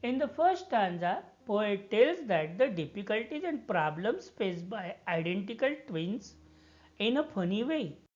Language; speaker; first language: English; non-native, local second language; Marathi